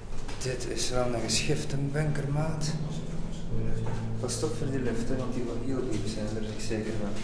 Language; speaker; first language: Dutch; native; Dutch